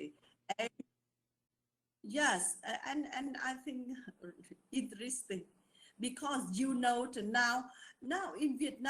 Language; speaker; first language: English; non-native, learner; Vietnamese